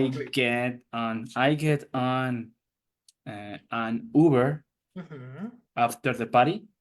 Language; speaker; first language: English; non-native, learner; Spanish